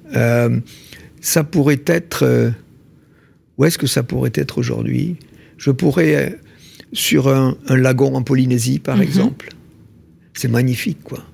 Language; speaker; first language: French; native; French